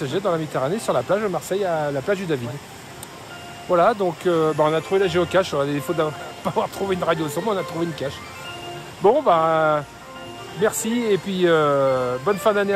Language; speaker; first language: French; native; French